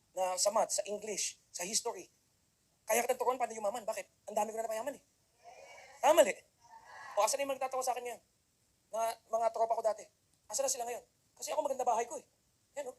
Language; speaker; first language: Filipino; native; Filipino